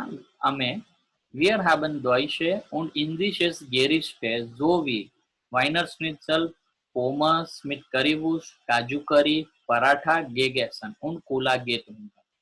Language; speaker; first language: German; non-native, learner; Gujarati